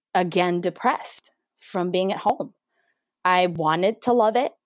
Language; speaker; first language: English; non-native, fluent; Spanish